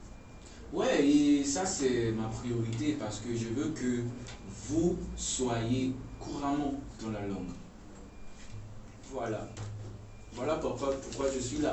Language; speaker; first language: French; non-native, fluent; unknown